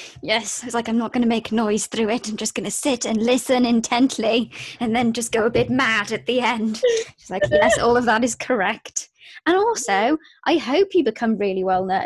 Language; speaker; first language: English; native; English